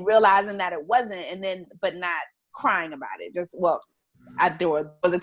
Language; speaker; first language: English; native; English